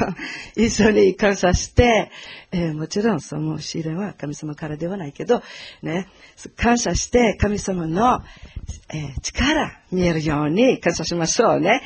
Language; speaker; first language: Japanese; non-native, learner; Portuguese